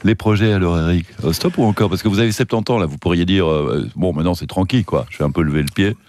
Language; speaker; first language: French; native; French